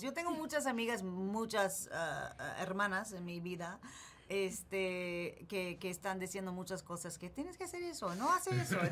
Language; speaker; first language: Spanish; early bilingual, heritage; English